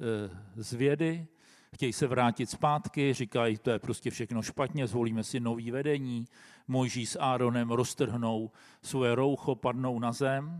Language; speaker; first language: Czech; native; Czech